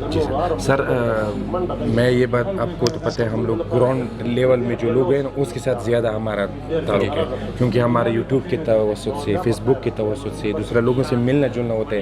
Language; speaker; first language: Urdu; non-native, local second language; Pashto